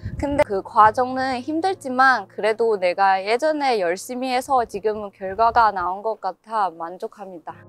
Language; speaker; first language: Korean; non-native, fluent; Chinese